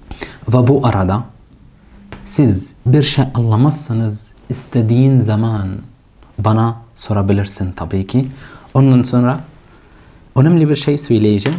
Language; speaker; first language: Turkish; non-native, fluent; Arabic